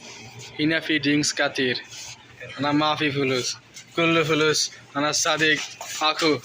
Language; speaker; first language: Arabic; non-native, learner; Bangla